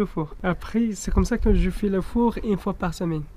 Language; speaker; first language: French; non-native, learner; Arabic